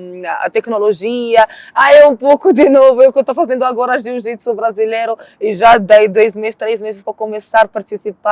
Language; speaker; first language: Portuguese; non-native, learner; Arabic